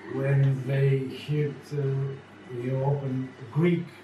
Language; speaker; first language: English; non-native, learner; Greek